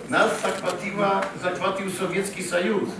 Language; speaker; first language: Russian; non-native, learner; Polish